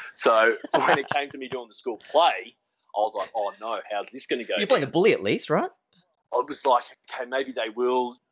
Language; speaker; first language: English; native; English